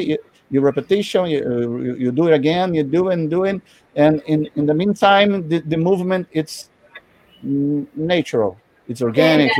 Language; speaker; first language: English; non-native, learner; Portuguese